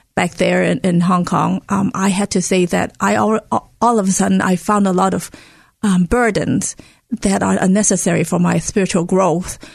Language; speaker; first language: English; non-native, local second language; Cantonese